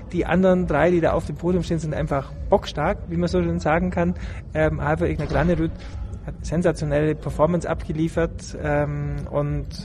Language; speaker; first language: German; native; German